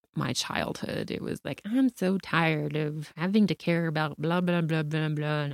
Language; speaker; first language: English; native; English